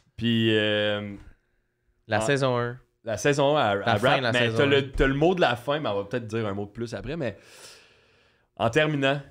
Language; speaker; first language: French; native; French